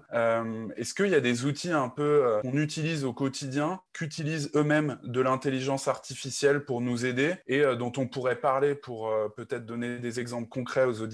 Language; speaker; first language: French; native; French